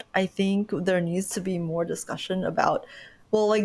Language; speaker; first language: English; early bilingual, other home language; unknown